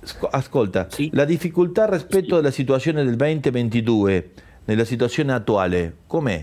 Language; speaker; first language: Italian; non-native, learner; Spanish